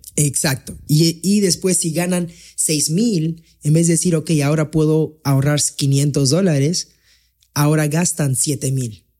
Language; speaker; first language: Spanish; early bilingual, heritage; Spanish